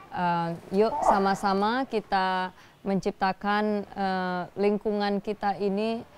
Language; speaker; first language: Indonesian; native; Indonesian